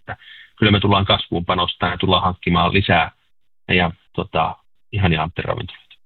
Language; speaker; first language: Finnish; native; Finnish